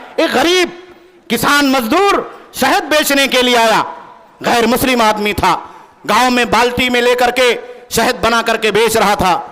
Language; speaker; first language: Urdu; native; Urdu